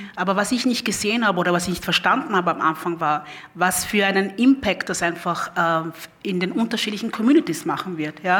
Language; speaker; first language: German; early bilingual, other home language; Lingala